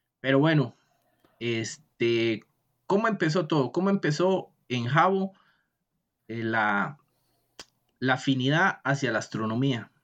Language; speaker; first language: Spanish; native; Spanish